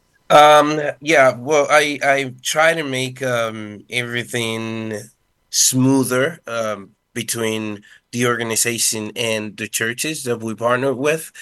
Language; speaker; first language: English; non-native, fluent; Spanish